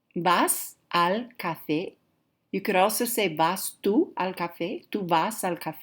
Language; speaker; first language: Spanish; non-native, fluent; English